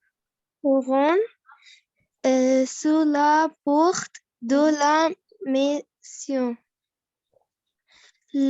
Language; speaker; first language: French; non-native, learner; Arabic